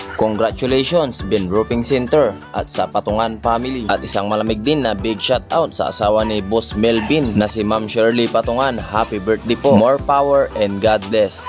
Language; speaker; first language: Filipino; native; Filipino